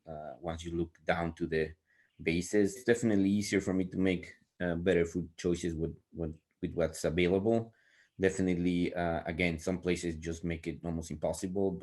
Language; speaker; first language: English; non-native, fluent; Spanish